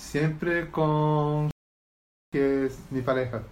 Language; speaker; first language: Spanish; non-native, learner; Portuguese